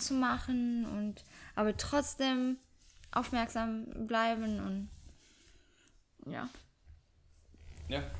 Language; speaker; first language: German; non-native, fluent; French